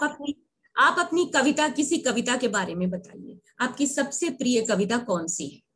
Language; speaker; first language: Hindi; native; Hindi